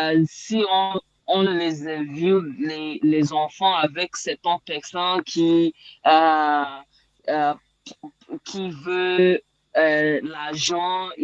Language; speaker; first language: French; non-native, learner; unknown